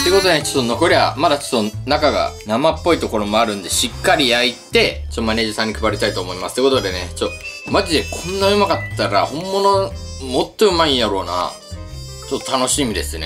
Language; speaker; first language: Japanese; native; Japanese